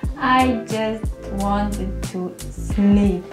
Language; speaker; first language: English; non-native, learner; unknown